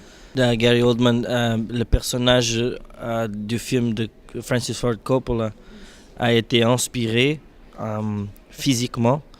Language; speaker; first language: French; non-native, fluent; Portuguese